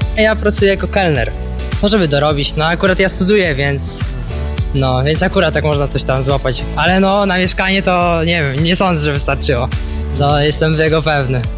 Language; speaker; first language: Polish; native; Polish